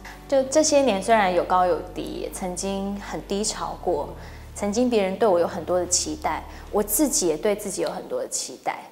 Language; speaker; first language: Chinese; native; Chinese